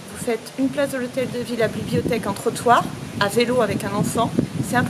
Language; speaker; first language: French; native; French